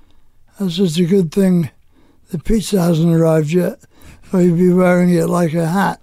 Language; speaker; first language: English; native; English